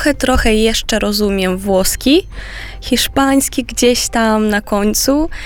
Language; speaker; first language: Polish; non-native, fluent; Romanian